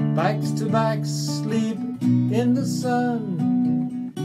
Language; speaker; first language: English; native; English